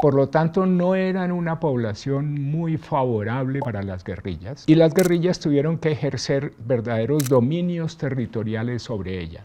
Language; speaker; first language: Spanish; native; Spanish